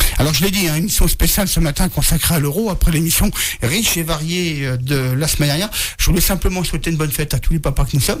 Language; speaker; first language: French; native; French